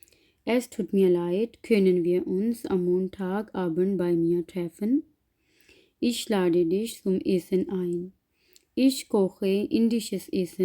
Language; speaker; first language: German; non-native, learner; Urdu